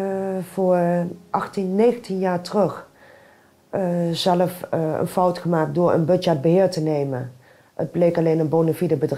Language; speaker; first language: Dutch; native; Dutch